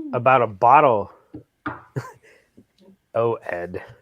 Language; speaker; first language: English; native; English